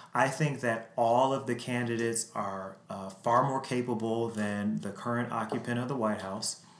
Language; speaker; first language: English; native; English